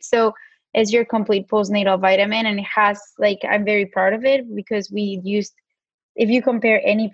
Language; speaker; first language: English; non-native, fluent; Spanish